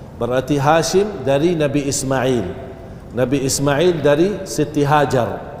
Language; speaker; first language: Malay; non-native, fluent; Arabic